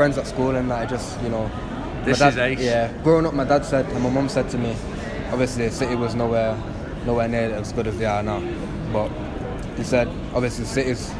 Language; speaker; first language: English; native; English